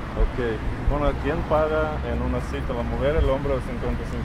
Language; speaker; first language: Spanish; non-native, fluent; Russian